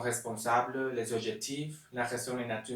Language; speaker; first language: French; non-native, learner; Spanish